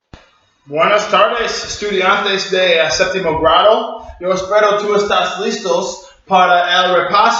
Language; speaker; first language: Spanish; non-native, learner; English